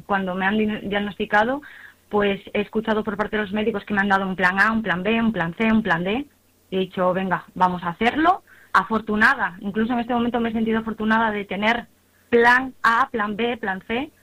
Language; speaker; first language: Spanish; native; Spanish